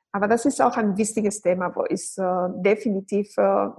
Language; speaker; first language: German; non-native, fluent; Spanish